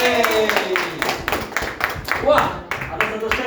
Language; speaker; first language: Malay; non-native, local second language; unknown